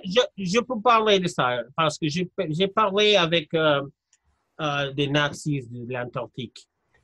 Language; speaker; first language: French; non-native, fluent; English